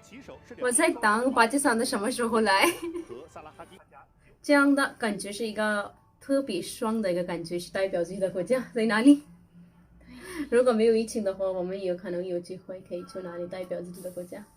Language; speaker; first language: Chinese; non-native, fluent; Urdu